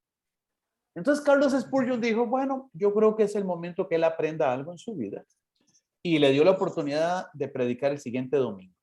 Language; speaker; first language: Spanish; native; Spanish